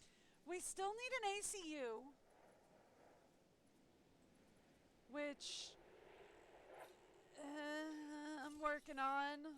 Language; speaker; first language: English; native; English